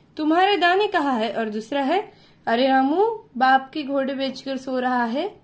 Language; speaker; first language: Hindi; non-native, local second language; Marathi